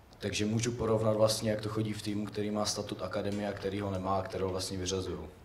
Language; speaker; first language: Czech; native; Czech